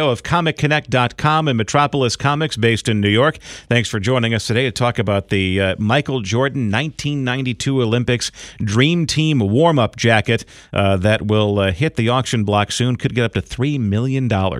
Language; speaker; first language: English; native; English